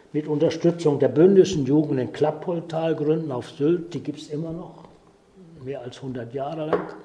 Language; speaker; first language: German; native; German